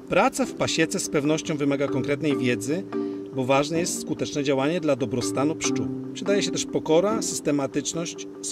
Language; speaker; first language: Polish; native; Polish